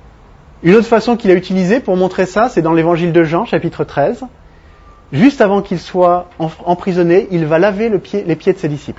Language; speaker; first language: French; native; French